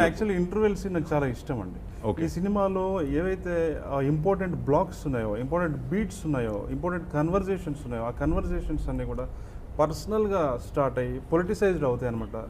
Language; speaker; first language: Telugu; native; Telugu